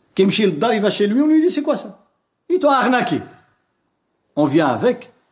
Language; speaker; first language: French; non-native, local second language; Arabic